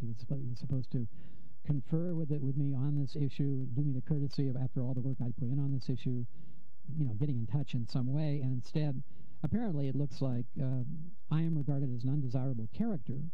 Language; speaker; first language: English; native; English